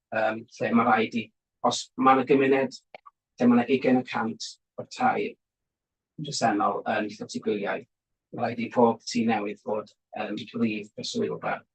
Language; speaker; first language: Welsh; native; Welsh